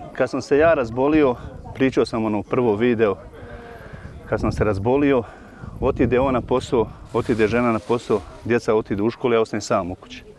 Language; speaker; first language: Bosnian; native; Bosnian